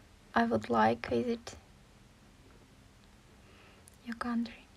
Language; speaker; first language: English; non-native, learner; Ukrainian